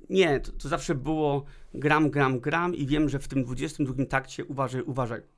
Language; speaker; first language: Polish; early bilingual, heritage; Polish